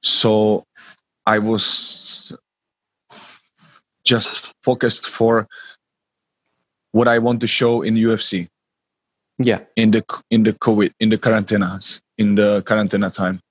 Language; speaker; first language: English; non-native, learner; Czech